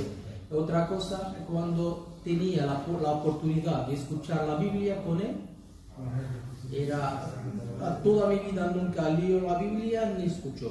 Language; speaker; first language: Spanish; non-native, learner; Arabic